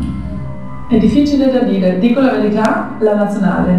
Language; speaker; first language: Italian; non-native, fluent; German